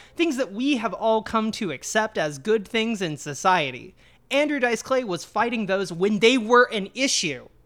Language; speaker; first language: English; native; English